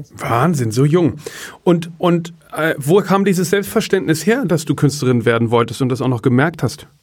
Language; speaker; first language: German; native; German